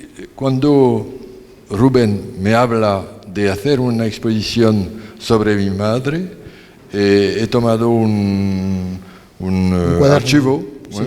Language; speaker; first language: Spanish; non-native, learner; French